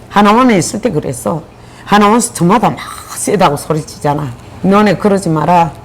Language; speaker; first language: Korean; native; Korean